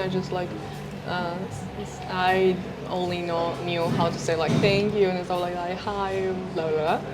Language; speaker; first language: English; non-native, fluent; Spanish